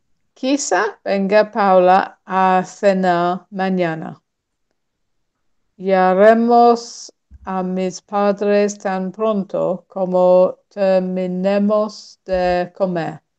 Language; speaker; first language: Spanish; non-native, learner; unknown